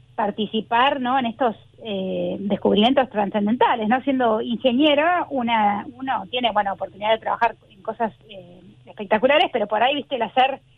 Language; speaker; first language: Spanish; native; Spanish